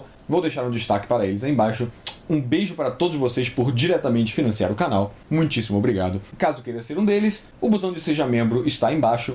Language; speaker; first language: Portuguese; native; Portuguese